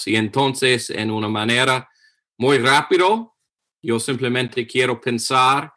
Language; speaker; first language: Spanish; non-native, fluent; English